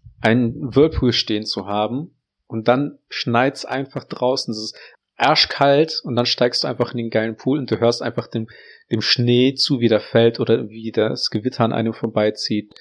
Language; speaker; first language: German; early bilingual, other home language; Russian